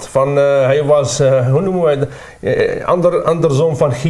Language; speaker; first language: Dutch; non-native, learner; Arabic